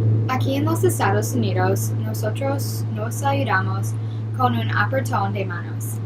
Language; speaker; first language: Spanish; non-native, learner; English